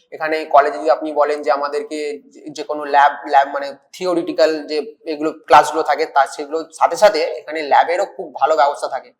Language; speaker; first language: Bangla; native; Bangla